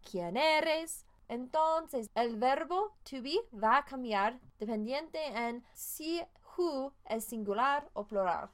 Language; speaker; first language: Spanish; non-native, fluent; English